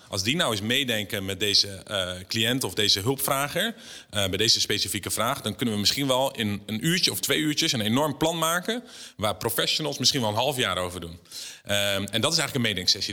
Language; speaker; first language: Dutch; native; Dutch